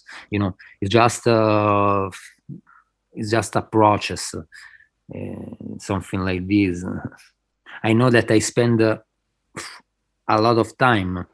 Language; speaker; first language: English; non-native, fluent; Spanish